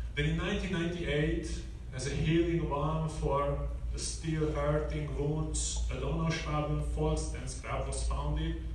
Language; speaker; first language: English; non-native, learner; Hungarian